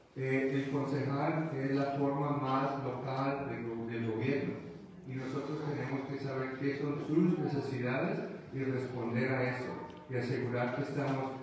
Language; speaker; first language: Spanish; early bilingual, heritage; Spanish